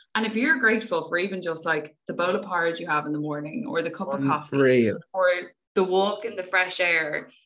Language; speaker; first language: English; native; English